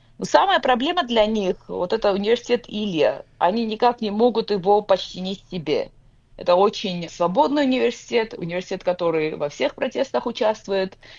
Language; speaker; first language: Russian; non-native, local second language; Georgian